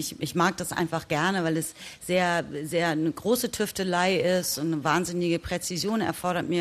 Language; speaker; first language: German; native; German